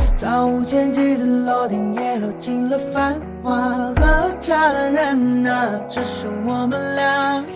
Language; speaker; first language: Chinese; native; Chinese